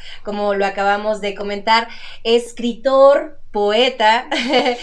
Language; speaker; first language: Spanish; native; Spanish